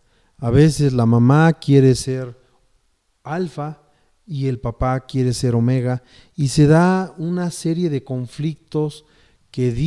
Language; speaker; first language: Spanish; native; Spanish